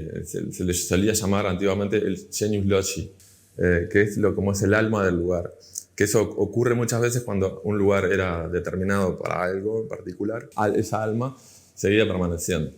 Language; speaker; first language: Spanish; native; Spanish